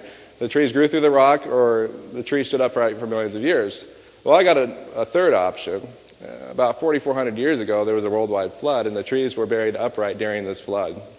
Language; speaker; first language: English; native; English